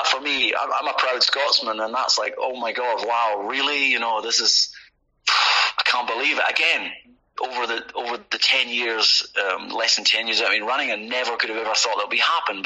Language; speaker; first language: English; native; English